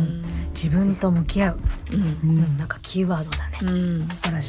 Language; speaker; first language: Japanese; native; Japanese